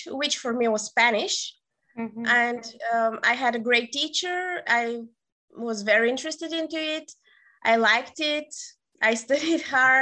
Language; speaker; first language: English; non-native, fluent; Bulgarian